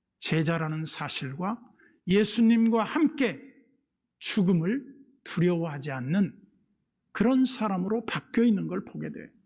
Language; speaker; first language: Korean; native; Korean